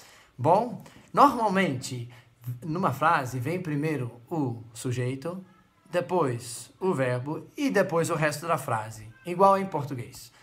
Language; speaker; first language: Portuguese; non-native, fluent; Dutch